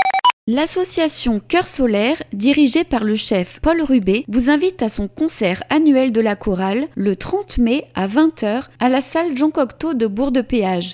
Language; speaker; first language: French; native; French